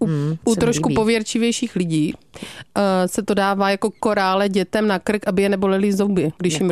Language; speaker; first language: Czech; native; Czech